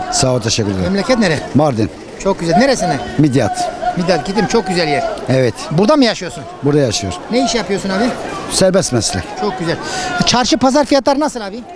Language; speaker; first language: Turkish; native; Turkish